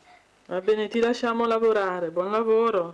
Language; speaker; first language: Italian; native; Italian